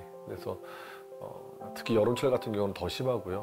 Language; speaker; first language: Korean; native; Korean